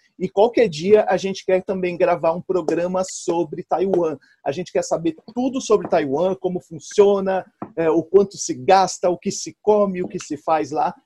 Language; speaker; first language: Portuguese; native; Portuguese